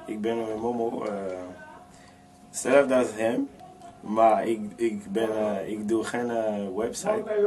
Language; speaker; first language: Dutch; non-native, fluent; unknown